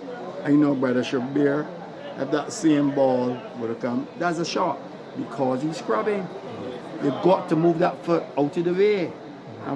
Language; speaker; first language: English; native; English